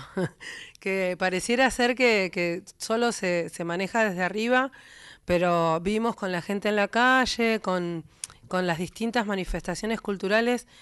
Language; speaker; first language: Spanish; native; Spanish